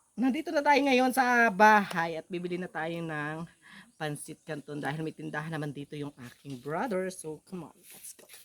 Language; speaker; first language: Filipino; native; Filipino